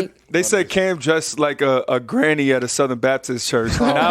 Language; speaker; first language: English; native; English